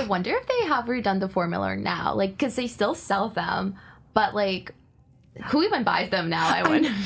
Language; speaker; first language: English; native; English